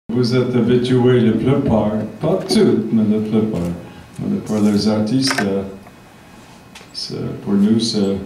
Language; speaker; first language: French; non-native, learner; English